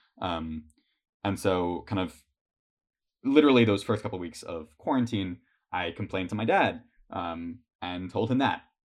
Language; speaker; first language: English; native; English